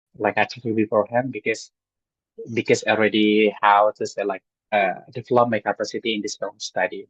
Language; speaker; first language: English; non-native, fluent; Indonesian